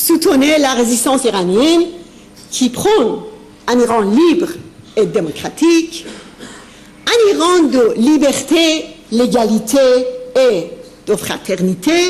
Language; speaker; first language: French; non-native, fluent; Persian